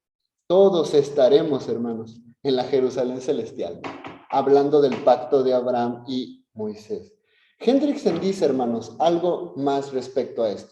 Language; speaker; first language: Spanish; native; Spanish